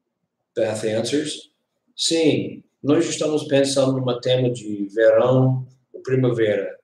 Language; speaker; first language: Portuguese; non-native, learner; English